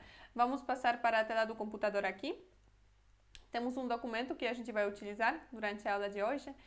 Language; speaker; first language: Portuguese; non-native, fluent; Polish